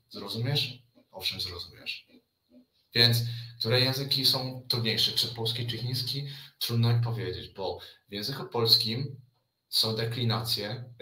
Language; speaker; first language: Polish; early bilingual, other home language; Chinese